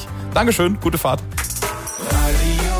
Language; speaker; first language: German; native; German